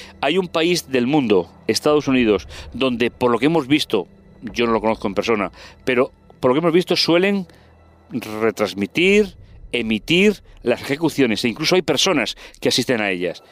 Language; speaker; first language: Spanish; native; Spanish